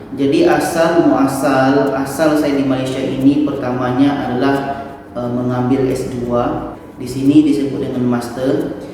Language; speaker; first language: Indonesian; native; Indonesian